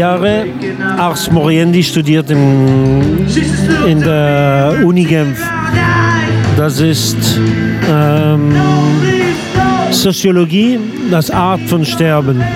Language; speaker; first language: German; non-native, local second language; French